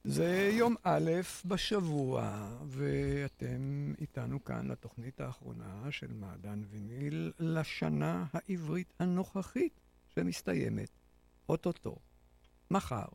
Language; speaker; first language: Hebrew; native; Hebrew